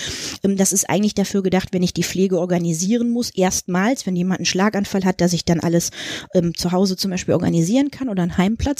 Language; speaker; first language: German; native; German